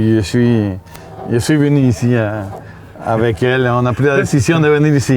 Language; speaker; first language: French; non-native, fluent; Spanish